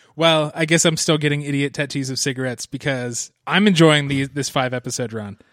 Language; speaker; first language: English; native; English